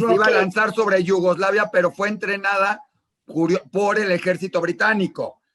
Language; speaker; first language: Spanish; native; Spanish